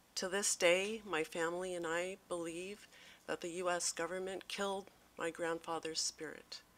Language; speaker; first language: English; native; English